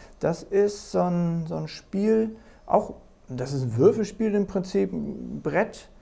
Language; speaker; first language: German; native; German